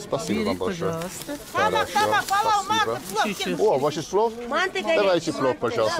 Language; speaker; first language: Russian; non-native, learner; English